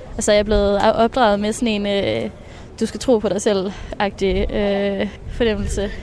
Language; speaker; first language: Danish; native; Danish